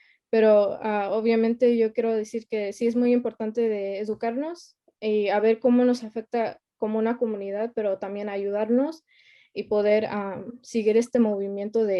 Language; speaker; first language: Spanish; early bilingual, heritage; Spanish